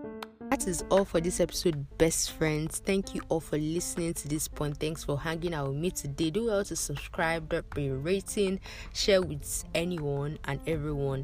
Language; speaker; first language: English; non-native, local second language; Yoruba